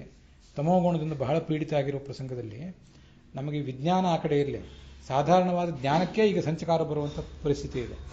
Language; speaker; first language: Kannada; native; Kannada